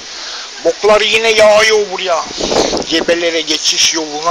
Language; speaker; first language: Turkish; native; Turkish